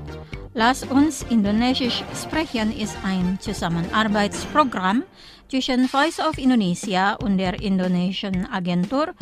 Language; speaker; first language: German; non-native, fluent; Indonesian